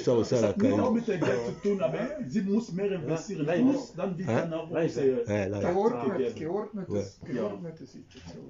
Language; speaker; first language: German; non-native, learner; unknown